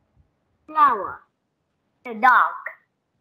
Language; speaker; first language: English; non-native, learner; Korean